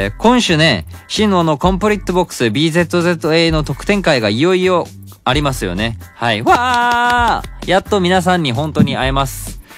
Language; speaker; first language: Japanese; non-native, fluent; Korean